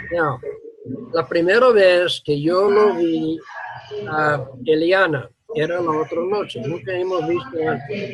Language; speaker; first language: Spanish; non-native, learner; English